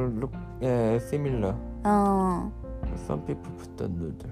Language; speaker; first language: English; non-native, learner; Korean